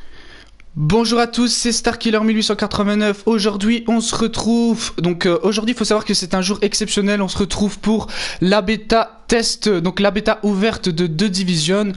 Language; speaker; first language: French; native; French